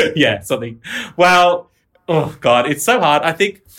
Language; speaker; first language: English; native; English